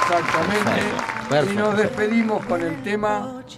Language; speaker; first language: Spanish; native; Spanish